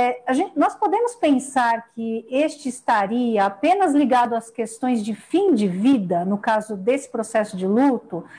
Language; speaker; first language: Portuguese; native; Portuguese